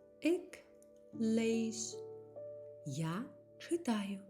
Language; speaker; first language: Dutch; non-native, fluent; Ukrainian